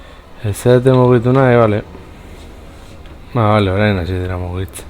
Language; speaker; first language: Basque; native; Basque